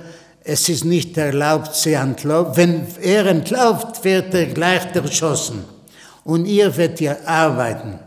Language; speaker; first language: German; non-native, fluent; Yiddish